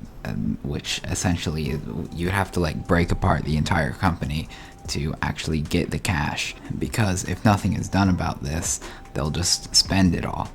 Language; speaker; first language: English; native; English